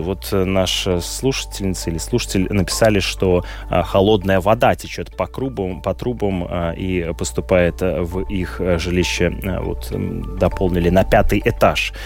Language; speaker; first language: Russian; native; Russian